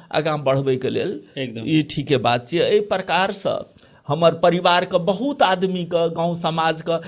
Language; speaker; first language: Maithili; native; Maithili